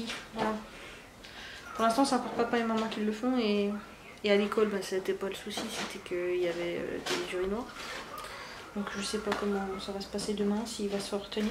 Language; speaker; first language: French; native; French